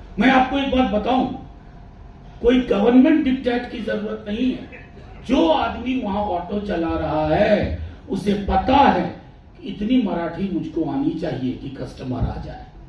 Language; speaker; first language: Hindi; non-native, local second language; Maithili